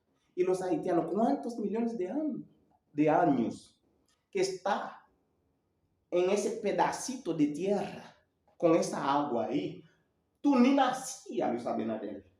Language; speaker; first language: Spanish; non-native, learner; Haitian Creole